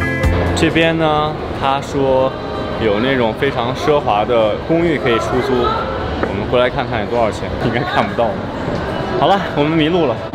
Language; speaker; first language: Chinese; native; Chinese